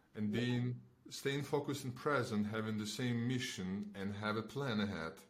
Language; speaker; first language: English; non-native, fluent; Belarusian